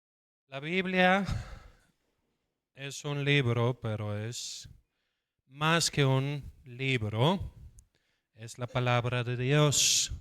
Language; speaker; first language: Spanish; non-native, fluent; Danish